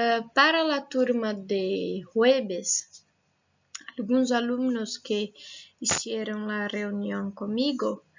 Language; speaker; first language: Spanish; non-native, fluent; Portuguese